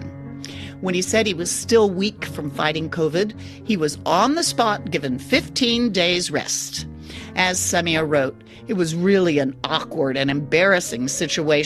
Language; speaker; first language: English; native; English